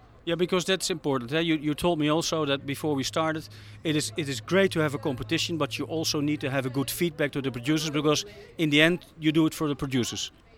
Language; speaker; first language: English; non-native, fluent; Dutch